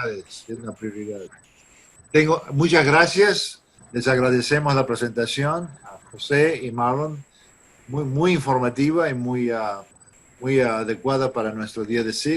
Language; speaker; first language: Spanish; non-native, fluent; English